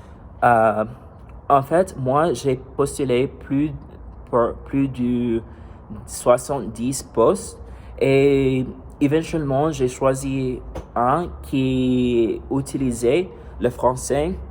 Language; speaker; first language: French; non-native, fluent; English